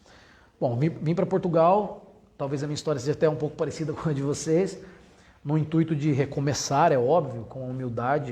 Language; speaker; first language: Portuguese; native; Portuguese